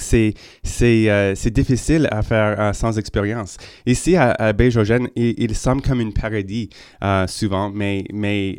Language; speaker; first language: French; non-native, local second language; English